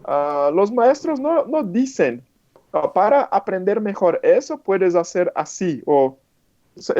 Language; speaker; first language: Spanish; non-native, fluent; Portuguese